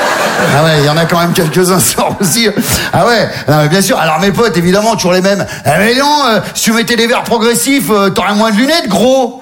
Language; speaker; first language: French; native; French